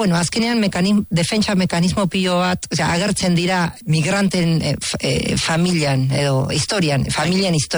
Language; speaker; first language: Basque; non-native, fluent; Spanish